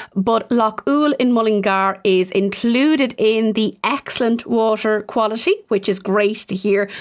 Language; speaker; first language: English; native; English